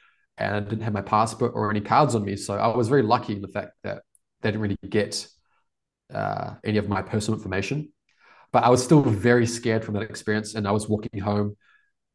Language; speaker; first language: English; native; English